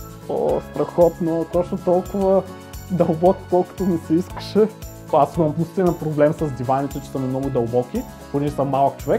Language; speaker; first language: Bulgarian; native; Bulgarian